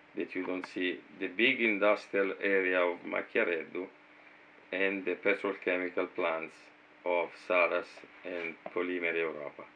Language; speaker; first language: English; non-native, fluent; Italian